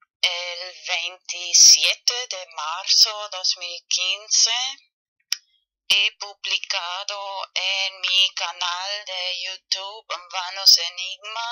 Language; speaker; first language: Spanish; non-native, fluent; German